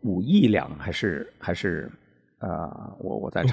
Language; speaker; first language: Chinese; native; Chinese